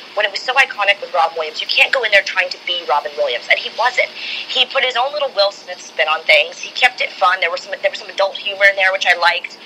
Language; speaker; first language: English; native; English